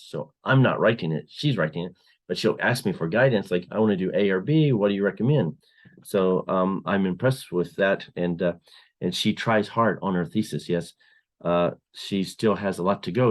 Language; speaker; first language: English; non-native, fluent; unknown